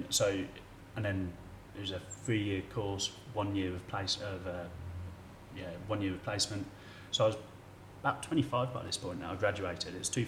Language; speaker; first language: English; native; English